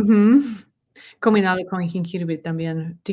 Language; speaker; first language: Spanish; non-native, learner; English